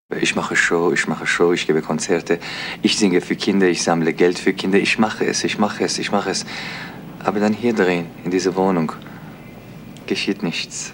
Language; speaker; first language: German; non-native, fluent; Persian